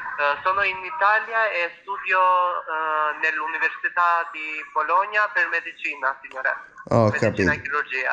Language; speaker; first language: Italian; non-native, local second language; Albanian